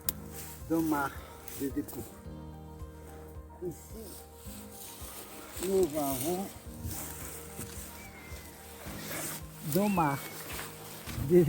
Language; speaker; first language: French; non-native, learner; Portuguese